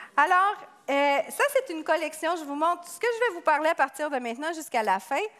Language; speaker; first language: French; native; French